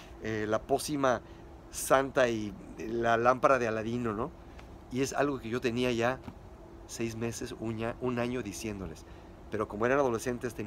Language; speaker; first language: Spanish; native; Spanish